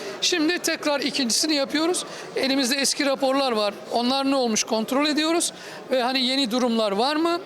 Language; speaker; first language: Turkish; native; Turkish